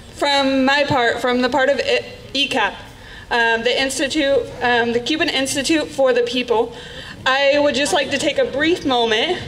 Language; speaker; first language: English; native; English